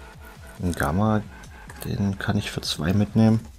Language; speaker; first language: German; native; German